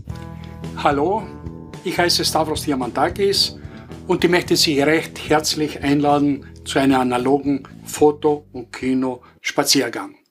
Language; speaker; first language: German; non-native, fluent; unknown